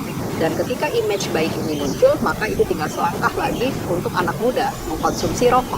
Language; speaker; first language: Indonesian; native; Indonesian